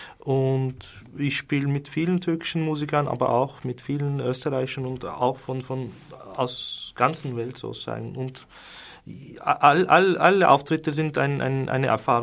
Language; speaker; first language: German; non-native, fluent; Turkish